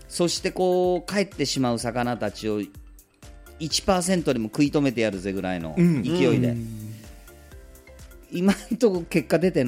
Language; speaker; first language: Japanese; native; Japanese